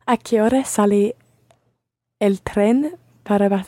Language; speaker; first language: Spanish; non-native, learner; English